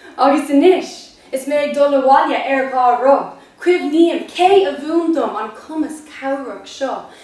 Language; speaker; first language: Irish; non-native, local second language; English